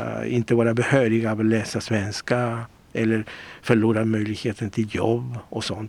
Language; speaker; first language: Swedish; non-native, fluent; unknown